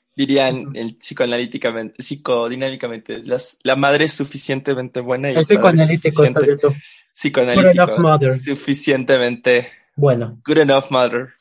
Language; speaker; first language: Spanish; native; Spanish